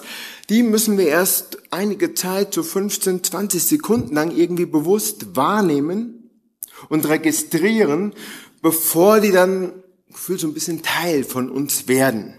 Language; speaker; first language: German; native; German